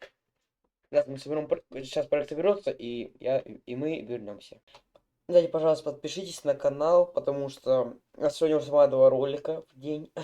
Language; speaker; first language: Russian; native; Russian